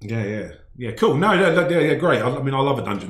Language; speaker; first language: English; native; English